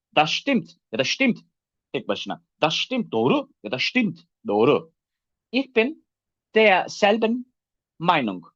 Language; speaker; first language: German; non-native, fluent; Turkish